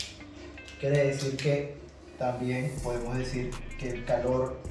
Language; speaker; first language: Spanish; native; Spanish